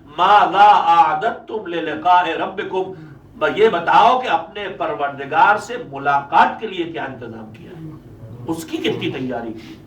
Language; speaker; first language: Urdu; native; Urdu